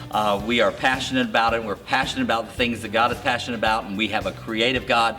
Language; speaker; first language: English; native; English